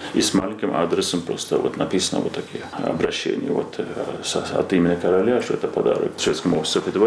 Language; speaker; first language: Russian; non-native, fluent; Swedish